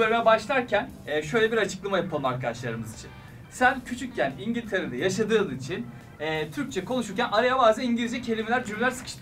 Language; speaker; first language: Turkish; native; Turkish